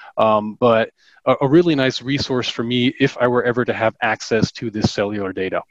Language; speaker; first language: English; non-native, fluent; German